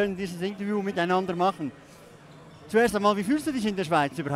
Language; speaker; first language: German; native; German